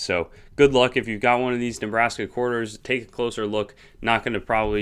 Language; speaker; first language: English; native; English